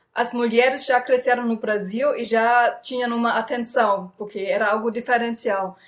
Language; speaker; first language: Portuguese; non-native, fluent; German